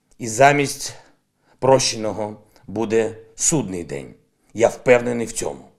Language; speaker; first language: Ukrainian; non-native, local second language; Russian